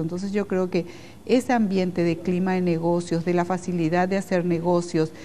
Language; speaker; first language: Spanish; native; Spanish